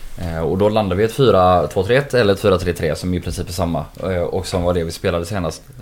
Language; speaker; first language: Swedish; native; Swedish